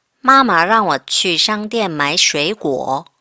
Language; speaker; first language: Chinese; non-native, fluent; Korean